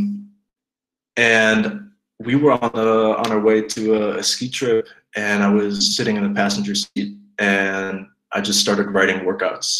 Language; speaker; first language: English; native; English